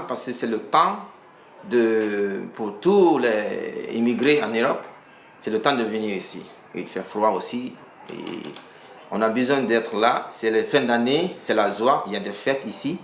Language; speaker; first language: French; non-native, local second language; Mandingo